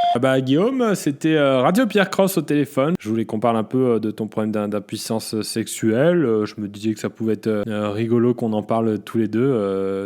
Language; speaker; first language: French; native; French